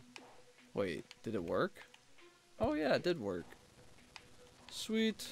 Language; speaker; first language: English; native; English